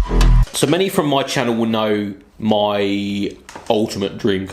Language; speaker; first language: English; native; English